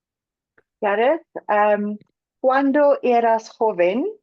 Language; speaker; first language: Spanish; non-native, learner; English